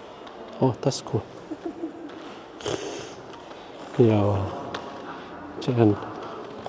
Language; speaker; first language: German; non-native, fluent; Mongolian